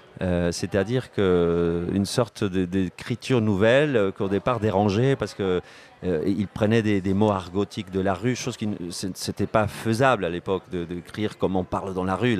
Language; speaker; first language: French; non-native, fluent; Spanish